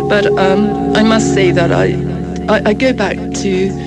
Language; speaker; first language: English; native; English